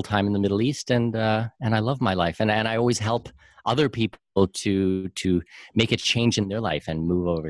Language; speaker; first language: English; native; English